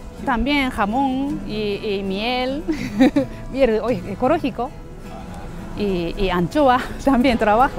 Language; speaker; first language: Spanish; non-native, learner; Japanese